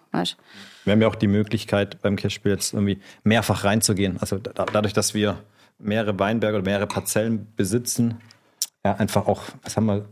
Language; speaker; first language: German; native; German